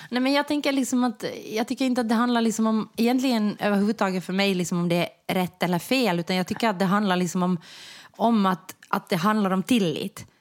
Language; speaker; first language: Swedish; native; Swedish